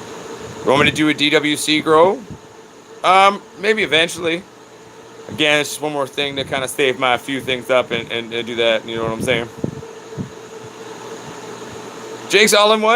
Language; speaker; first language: English; native; English